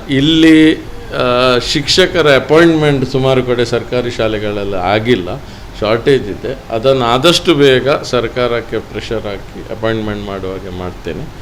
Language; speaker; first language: Kannada; native; Kannada